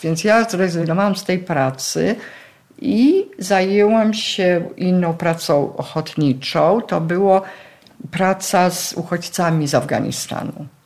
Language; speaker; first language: Polish; native; Polish